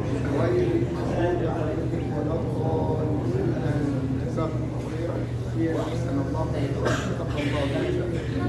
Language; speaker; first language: Arabic; native; Arabic